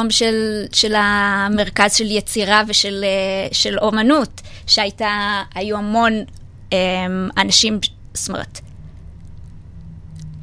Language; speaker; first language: Hebrew; native; Hebrew